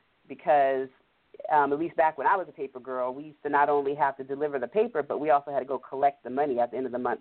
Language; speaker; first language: English; native; English